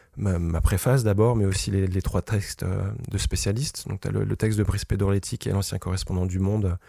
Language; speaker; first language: French; native; French